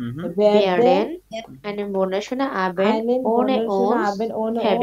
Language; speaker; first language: German; non-native, learner; Bangla